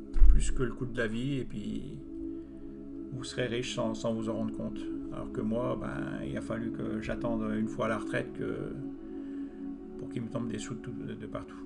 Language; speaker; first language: French; native; French